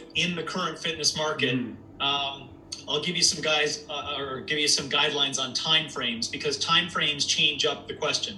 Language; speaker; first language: English; native; English